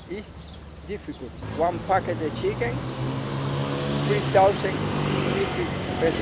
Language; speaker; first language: English; non-native, learner; Spanish